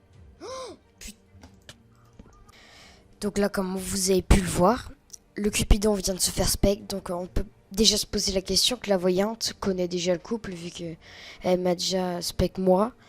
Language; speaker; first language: French; native; French